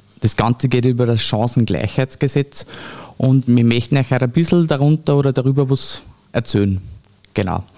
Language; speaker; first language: German; native; German